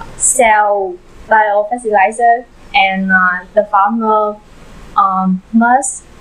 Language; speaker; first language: English; non-native, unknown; Vietnamese